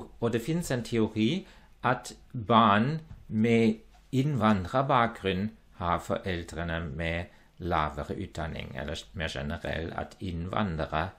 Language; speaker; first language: Norwegian; non-native, fluent; German